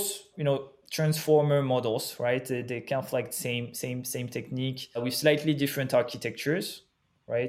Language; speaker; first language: English; non-native, fluent; French